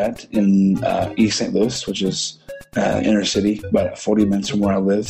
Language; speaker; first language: English; native; English